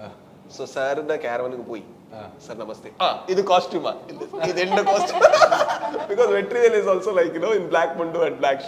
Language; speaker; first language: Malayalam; non-native, learner; Kannada